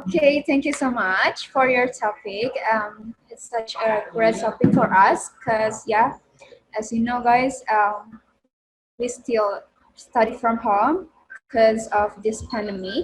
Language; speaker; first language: English; non-native, learner; Indonesian